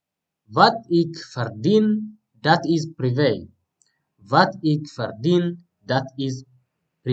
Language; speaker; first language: Dutch; non-native, fluent; Tigrinya